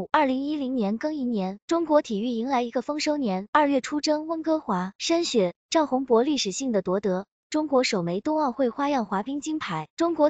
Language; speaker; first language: Chinese; native; Chinese